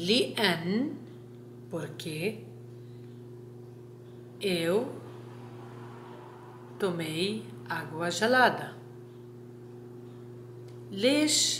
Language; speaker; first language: Portuguese; non-native, fluent; Arabic